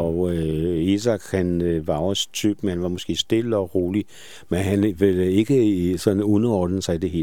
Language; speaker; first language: Danish; non-native, fluent; Polish